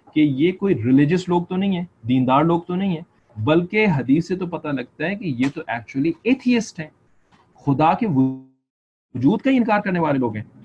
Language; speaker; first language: Urdu; native; Urdu